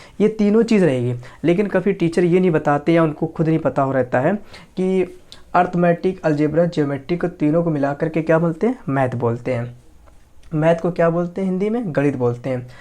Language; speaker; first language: Hindi; native; Hindi